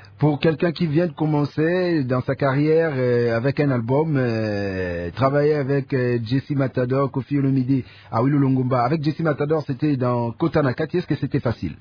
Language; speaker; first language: French; non-native, local second language; Lingala